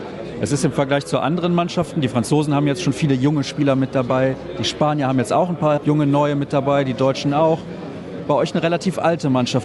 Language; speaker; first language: German; native; German